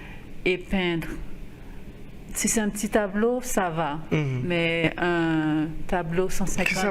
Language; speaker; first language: French; non-native, local second language; Haitian Creole